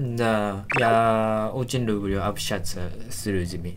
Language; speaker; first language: Russian; non-native, learner; Japanese